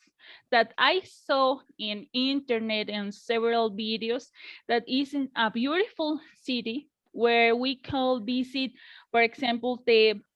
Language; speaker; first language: English; non-native, learner; Spanish